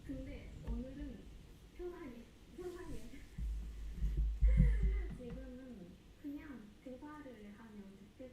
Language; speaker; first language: Korean; non-native, fluent; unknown